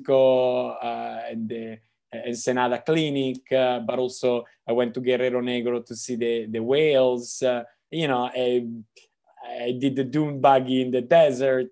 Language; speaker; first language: English; non-native, fluent; Italian